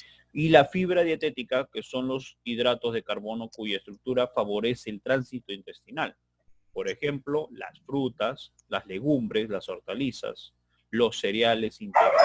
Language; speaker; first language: Spanish; native; Spanish